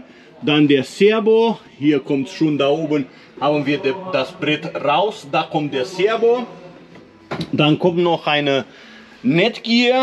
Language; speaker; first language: German; non-native, fluent; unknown